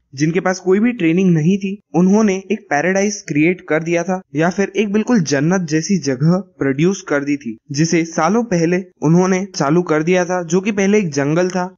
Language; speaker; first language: Hindi; non-native, local second language; Gujarati